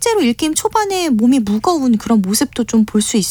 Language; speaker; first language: Korean; native; Korean